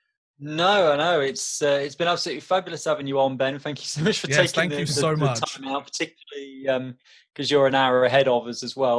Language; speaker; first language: English; native; English